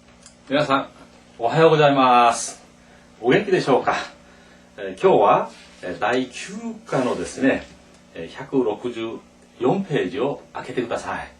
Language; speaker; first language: Japanese; non-native, fluent; Korean